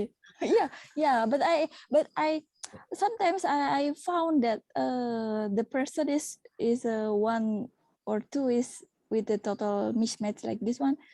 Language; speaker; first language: English; non-native, learner; Indonesian